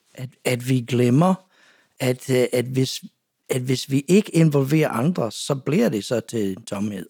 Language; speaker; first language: Danish; non-native, fluent; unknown